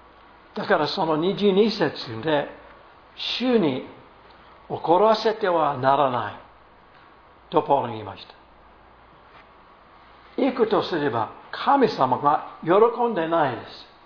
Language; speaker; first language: Japanese; non-native, fluent; English